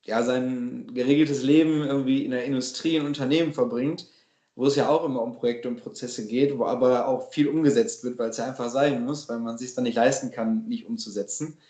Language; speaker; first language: German; native; German